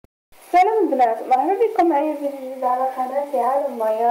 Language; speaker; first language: Arabic; native; Arabic